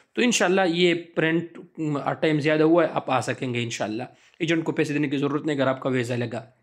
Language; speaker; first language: Urdu; non-native, local second language; Pashto